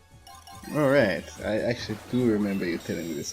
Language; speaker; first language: English; native; English